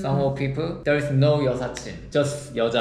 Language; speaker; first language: English; non-native, learner; Korean